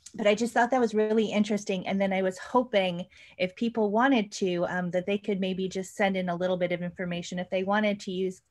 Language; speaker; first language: English; native; English